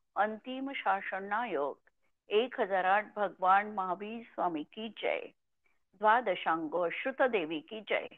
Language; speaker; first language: Hindi; non-native, local second language; Marathi